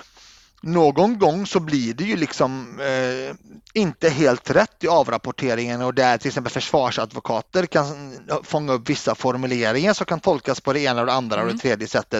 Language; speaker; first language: Swedish; early bilingual, other home language; Arabic